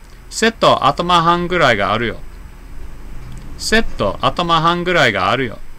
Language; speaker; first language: Japanese; non-native, fluent; English